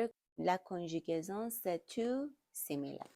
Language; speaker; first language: French; non-native, learner; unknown